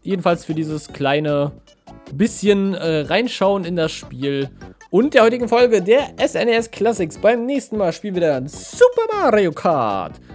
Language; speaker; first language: German; native; German